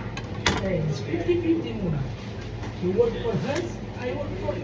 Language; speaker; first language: English; non-native, learner; Nepali